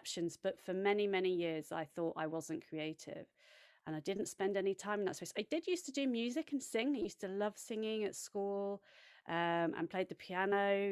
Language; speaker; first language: English; native; English